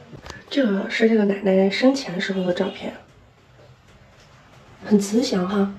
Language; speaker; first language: Chinese; native; Chinese